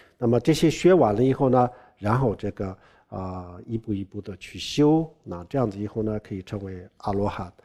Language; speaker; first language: Chinese; non-native, local second language; Tibetan